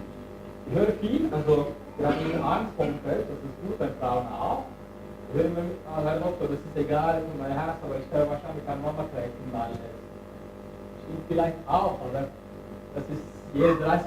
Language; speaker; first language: German; non-native, learner; Turkish